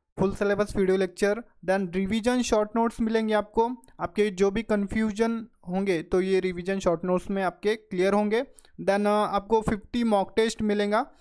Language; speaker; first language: Hindi; non-native, local second language; Marathi